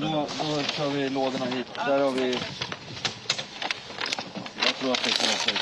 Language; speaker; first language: Swedish; native; Swedish